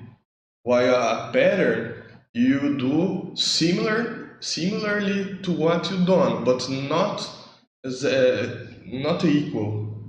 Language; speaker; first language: English; non-native, learner; Portuguese